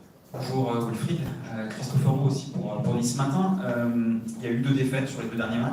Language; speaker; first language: French; native; French